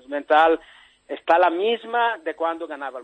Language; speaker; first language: Spanish; non-native, learner; Italian